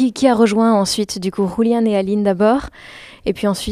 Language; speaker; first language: French; native; French